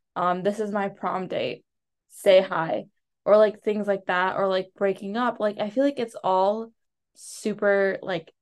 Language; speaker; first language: English; early bilingual, other home language; Telugu